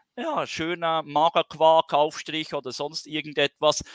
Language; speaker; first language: German; native; German